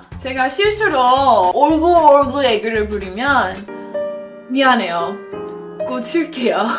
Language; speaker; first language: Korean; non-native, fluent; English